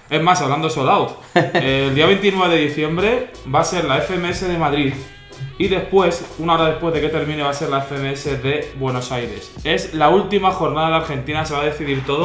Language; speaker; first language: Spanish; native; Spanish